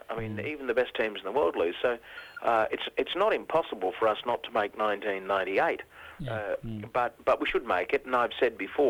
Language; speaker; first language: English; native; English